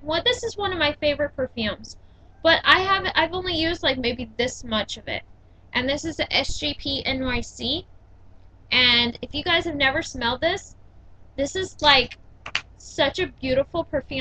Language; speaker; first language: English; native; English